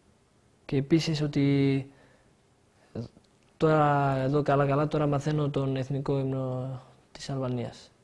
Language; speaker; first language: Greek; early bilingual, other home language; Albanian